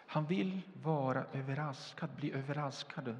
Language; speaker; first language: Swedish; non-native, fluent; Portuguese